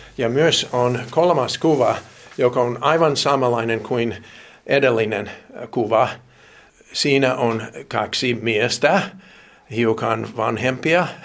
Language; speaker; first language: Finnish; non-native, fluent; English